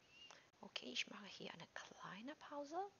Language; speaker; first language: German; non-native, fluent; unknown